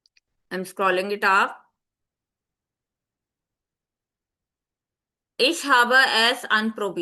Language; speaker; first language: German; non-native, fluent; Hindi